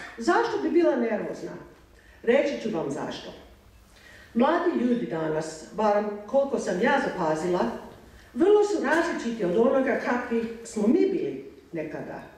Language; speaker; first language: Croatian; non-native, fluent; English